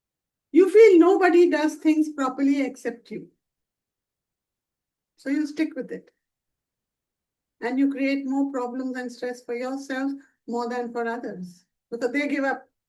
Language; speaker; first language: English; non-native, local second language; Hindi